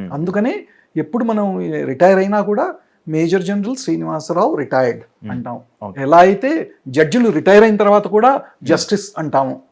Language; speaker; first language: Telugu; native; Telugu